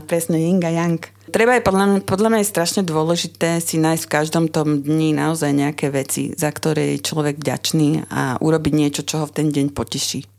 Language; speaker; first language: Slovak; native; Slovak